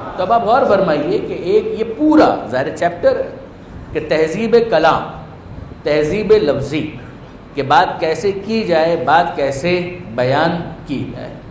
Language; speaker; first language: Urdu; non-native, local second language; Punjabi